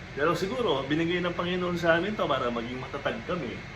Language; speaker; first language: Filipino; non-native, local second language; Pampanga